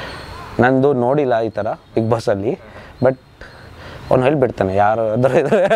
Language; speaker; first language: Kannada; non-native, learner; Nepali